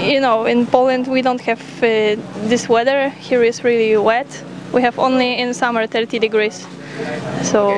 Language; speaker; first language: English; non-native, learner; Polish